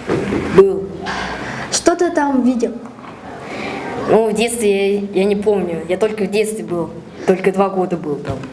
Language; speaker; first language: Russian; non-native, fluent; Mongolian